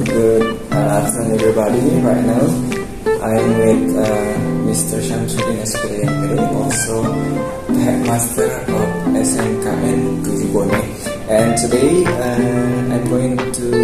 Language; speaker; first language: English; non-native, local second language; Indonesian